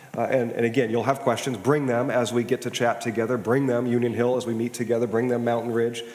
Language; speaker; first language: English; native; English